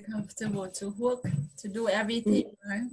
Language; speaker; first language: English; non-native, fluent; Vietnamese